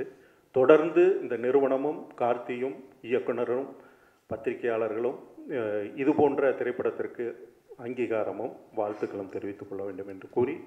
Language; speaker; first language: Tamil; native; Tamil